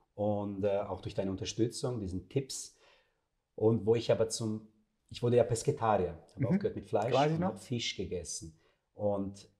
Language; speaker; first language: German; non-native, fluent; Serbian